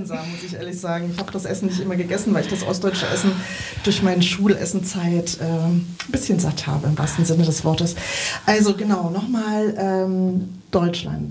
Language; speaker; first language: German; native; German